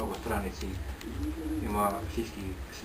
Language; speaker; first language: Bulgarian; non-native, learner; Finnish